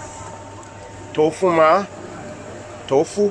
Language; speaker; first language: Chinese; non-native, learner; Tsonga